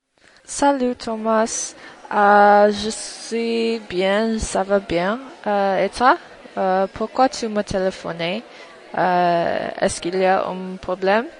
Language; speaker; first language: French; non-native, learner; English